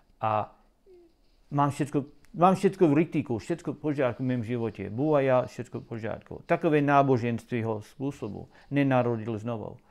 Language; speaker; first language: Czech; non-native, learner; English